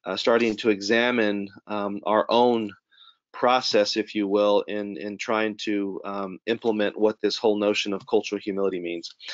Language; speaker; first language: English; native; English